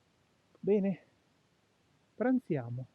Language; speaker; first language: Italian; native; Italian